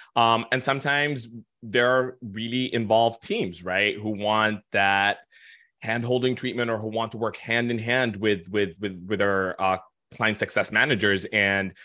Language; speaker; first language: English; non-native, fluent; Arabic